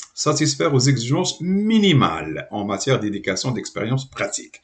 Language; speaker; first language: French; non-native, local second language; Arabic